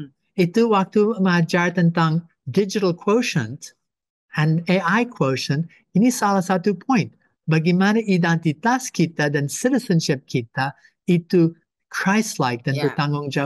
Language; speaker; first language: Indonesian; non-native, fluent; English